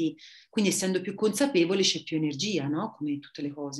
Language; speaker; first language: Italian; native; Italian